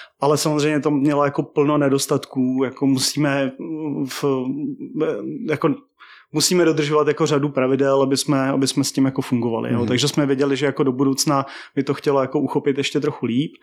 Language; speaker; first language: Czech; native; Czech